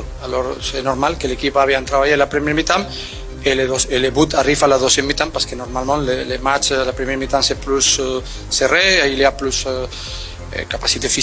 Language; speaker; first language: French; non-native, learner; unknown